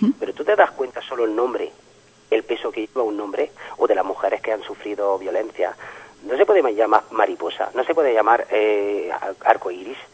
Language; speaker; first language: Spanish; early bilingual, heritage; Spanish